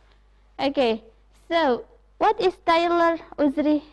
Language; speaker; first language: English; non-native, fluent; Indonesian